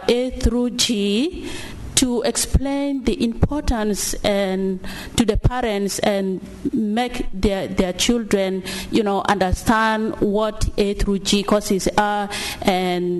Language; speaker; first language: English; non-native, fluent; Arabic